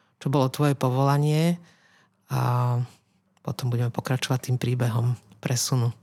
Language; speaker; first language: Slovak; native; Slovak